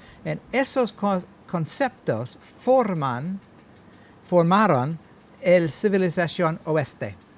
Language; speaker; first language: Spanish; non-native, learner; English